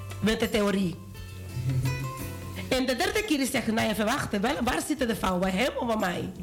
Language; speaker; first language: Dutch; non-native, learner; Spanish